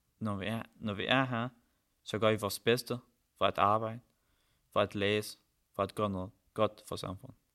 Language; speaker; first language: Danish; non-native, fluent; Arabic